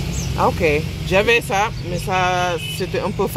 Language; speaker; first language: French; non-native, learner; English